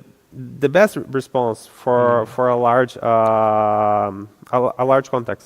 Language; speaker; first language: English; non-native, fluent; Portuguese